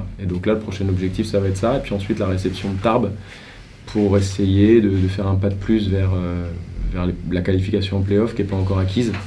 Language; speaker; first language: French; native; French